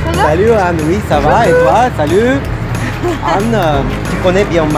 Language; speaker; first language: French; non-native, fluent; Russian